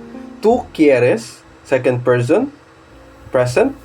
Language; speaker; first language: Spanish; non-native, fluent; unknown